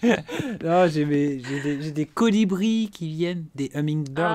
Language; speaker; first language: French; native; French